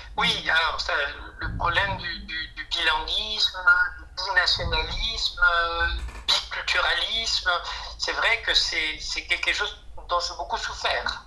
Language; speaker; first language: French; non-native, fluent; Spanish